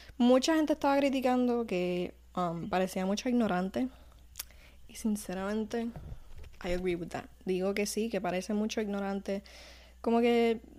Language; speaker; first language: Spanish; early bilingual, heritage; Spanish